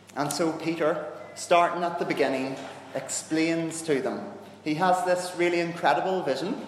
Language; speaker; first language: English; native; English